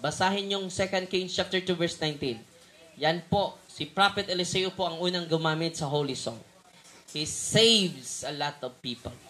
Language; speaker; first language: Filipino; non-native, local second language; Cebuano